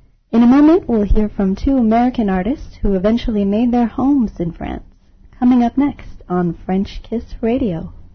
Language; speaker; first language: English; native; English